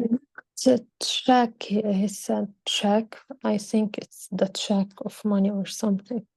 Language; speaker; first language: English; non-native, learner; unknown